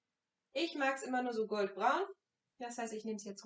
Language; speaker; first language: German; non-native, fluent; French